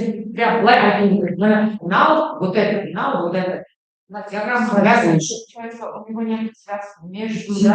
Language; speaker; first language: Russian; non-native, local second language; Kazakh